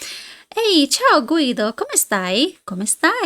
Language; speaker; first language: Italian; non-native, fluent; English